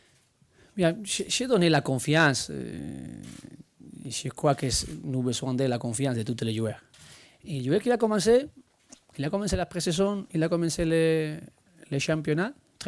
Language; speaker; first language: French; non-native, learner; Spanish